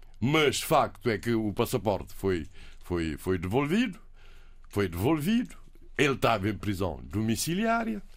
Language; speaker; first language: Portuguese; native; Portuguese